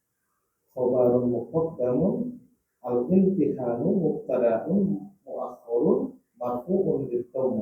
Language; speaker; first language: Arabic; non-native, learner; Indonesian